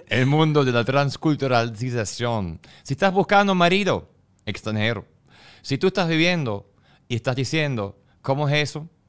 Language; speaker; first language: Spanish; non-native, fluent; German